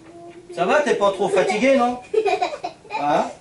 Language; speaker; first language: French; native; French